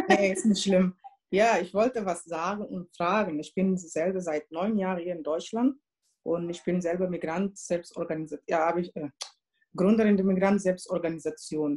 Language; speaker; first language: German; non-native, learner; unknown